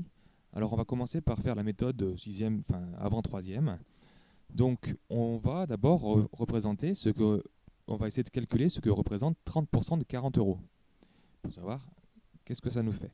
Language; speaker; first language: French; native; French